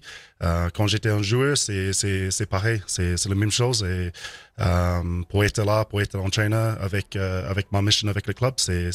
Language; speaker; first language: French; non-native, learner; English